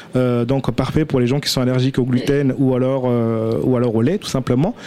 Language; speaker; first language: French; early bilingual, other home language; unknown